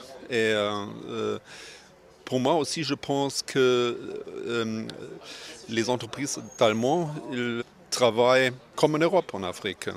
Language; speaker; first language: French; non-native, fluent; German